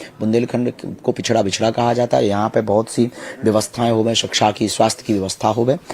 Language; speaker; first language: Hindi; native; Hindi